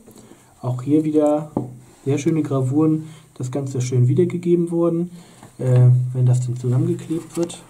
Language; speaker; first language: German; native; German